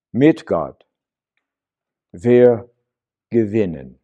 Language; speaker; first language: German; non-native, learner; English